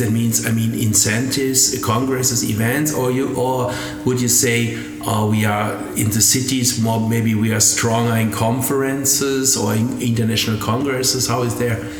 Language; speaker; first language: English; non-native, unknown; German